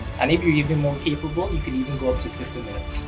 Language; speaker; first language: English; native; English